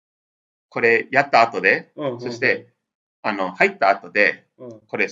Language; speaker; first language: Japanese; non-native, learner; English